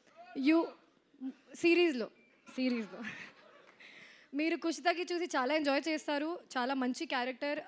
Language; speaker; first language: Telugu; non-native, fluent; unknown